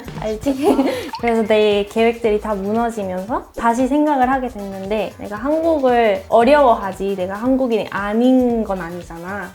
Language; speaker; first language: Korean; early bilingual, heritage; Korean